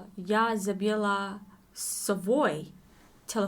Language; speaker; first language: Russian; non-native, learner; English